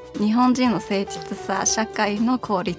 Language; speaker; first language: Japanese; non-native, fluent; Chinese